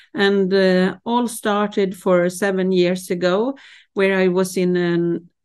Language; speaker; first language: English; non-native, fluent; Swedish